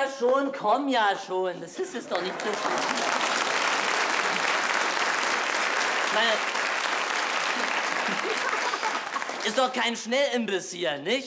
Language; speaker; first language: German; native; German